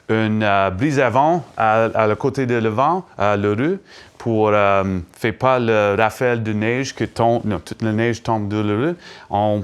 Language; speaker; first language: French; non-native, learner; English